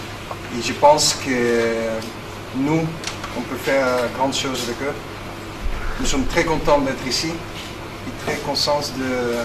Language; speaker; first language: French; non-native, learner; Dutch